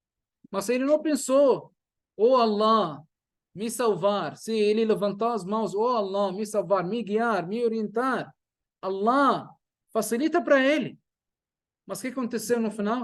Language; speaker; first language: Portuguese; non-native, fluent; Arabic